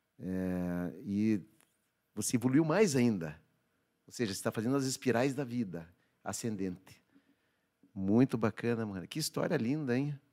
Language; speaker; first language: Portuguese; native; Portuguese